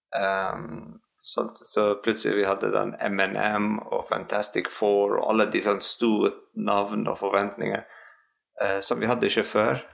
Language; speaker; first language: Norwegian; non-native, fluent; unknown